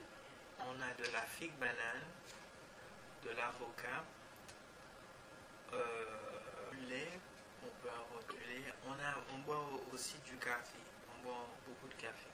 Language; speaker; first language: French; non-native, local second language; Haitian Creole